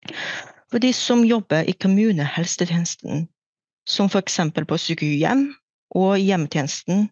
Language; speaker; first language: Norwegian; non-native, fluent; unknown